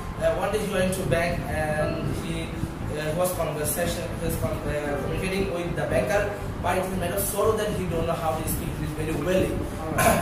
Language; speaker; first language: English; non-native, learner; Bangla